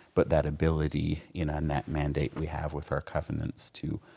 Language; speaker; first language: English; native; English